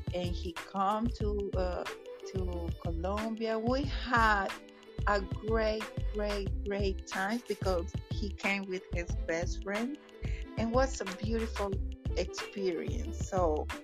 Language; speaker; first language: English; non-native, learner; Spanish